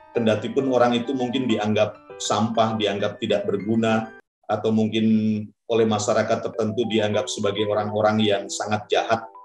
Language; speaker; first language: Indonesian; native; Indonesian